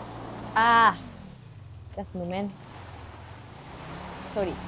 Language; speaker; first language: English; non-native, learner; Japanese